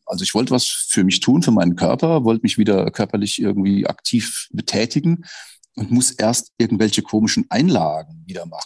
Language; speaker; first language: German; native; German